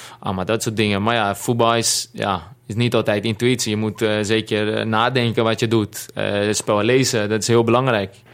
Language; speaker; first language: Dutch; non-native, fluent; Greek